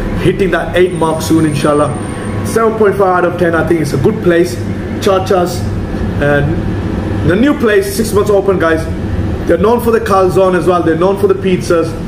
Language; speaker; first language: English; early bilingual, other home language; Hindi